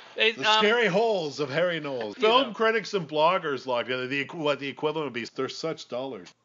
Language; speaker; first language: English; native; English